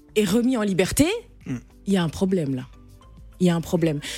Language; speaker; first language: French; non-native, local second language; Arabic